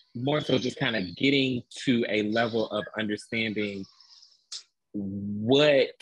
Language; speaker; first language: English; native; English